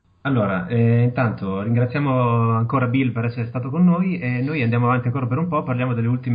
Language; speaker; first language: Italian; native; Italian